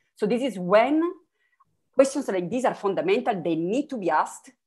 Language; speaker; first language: English; non-native, fluent; Italian